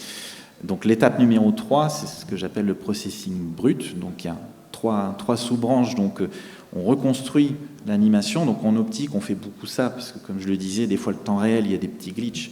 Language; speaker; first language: French; native; French